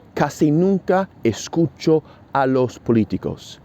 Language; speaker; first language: Spanish; non-native, fluent; English